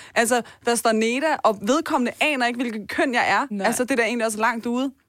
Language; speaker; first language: Danish; early bilingual, other home language; Persian